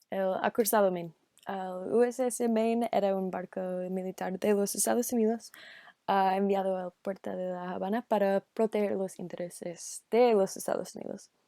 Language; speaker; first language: Spanish; non-native, learner; English